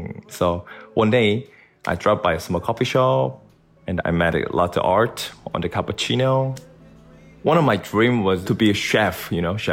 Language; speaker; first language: English; non-native, learner; Korean